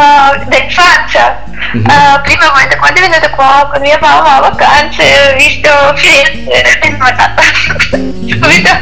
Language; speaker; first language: Italian; non-native, learner; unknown